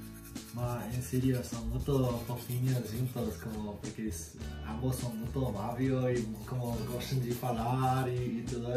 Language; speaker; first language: Portuguese; non-native, learner; English